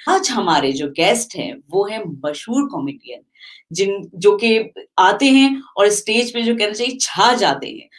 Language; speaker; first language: Urdu; native; Urdu